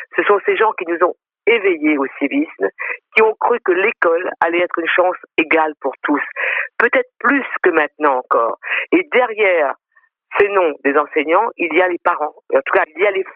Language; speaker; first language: French; non-native, local second language; Réunion Creole French